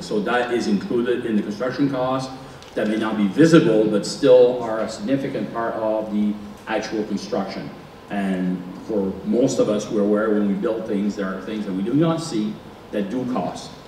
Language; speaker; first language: English; non-native, local second language; French